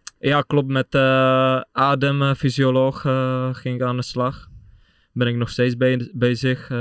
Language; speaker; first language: Dutch; non-native, fluent; Czech